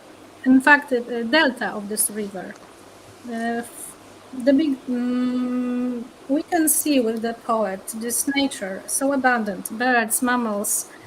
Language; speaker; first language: English; non-native, fluent; Polish